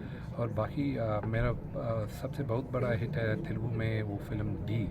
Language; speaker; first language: Hindi; non-native, learner; Telugu